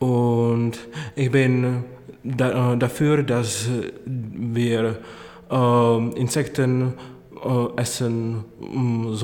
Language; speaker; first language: German; non-native, learner; Czech